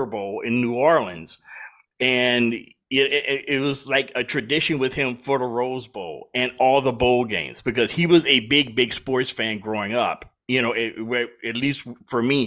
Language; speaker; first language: English; native; English